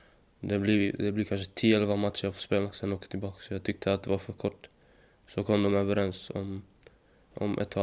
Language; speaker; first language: Swedish; native; Swedish